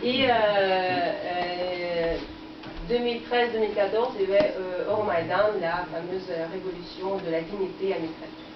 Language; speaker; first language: French; non-native, fluent; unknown